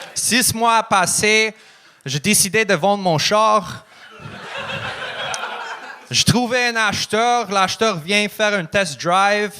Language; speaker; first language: French; non-native, learner; Russian